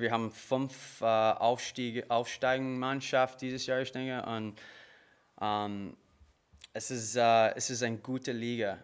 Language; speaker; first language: German; non-native, learner; English